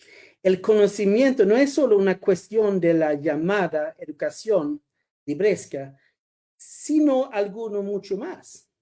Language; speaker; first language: Spanish; non-native, fluent; Swedish